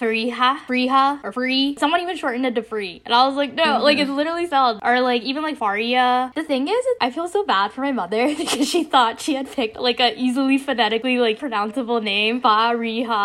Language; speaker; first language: English; early bilingual, other home language; Bangla